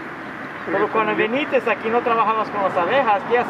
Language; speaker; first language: Spanish; early bilingual, other home language; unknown